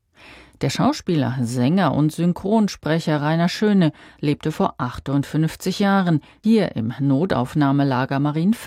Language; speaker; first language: German; native; German